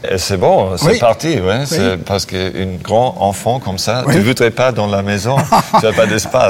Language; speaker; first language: French; non-native, learner; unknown